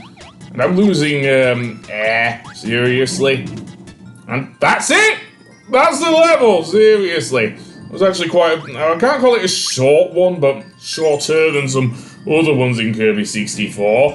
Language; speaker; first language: English; native; English